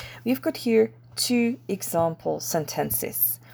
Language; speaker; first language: English; non-native, fluent; Czech